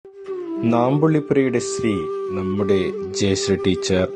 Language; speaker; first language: Malayalam; native; Malayalam